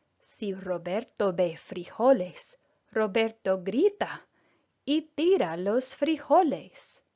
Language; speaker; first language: Spanish; non-native, fluent; English